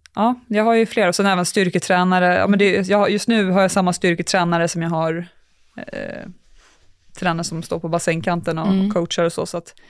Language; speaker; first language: Swedish; native; Swedish